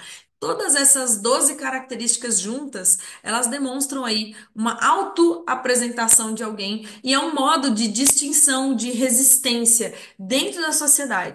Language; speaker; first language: Portuguese; native; Portuguese